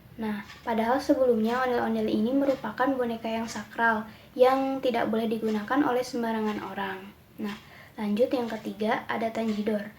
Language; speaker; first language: Indonesian; native; Indonesian